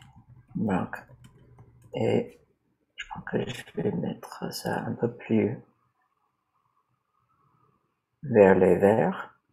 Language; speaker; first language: French; non-native, learner; English